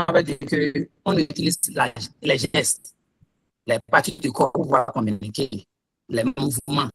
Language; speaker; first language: French; non-native, learner; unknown